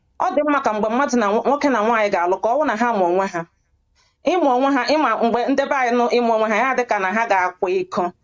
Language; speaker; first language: Igbo; early bilingual, heritage; Igbo